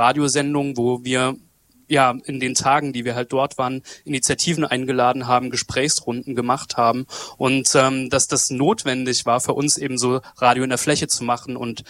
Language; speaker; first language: German; native; German